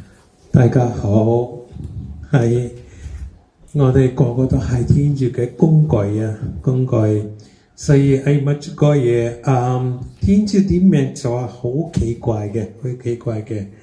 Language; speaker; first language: Cantonese; early bilingual, heritage; Cantonese